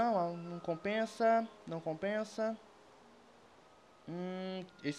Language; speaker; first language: Portuguese; native; Portuguese